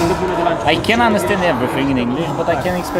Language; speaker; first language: English; non-native, learner; Romanian